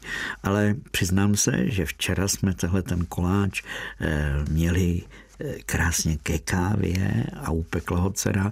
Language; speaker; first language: Czech; native; Czech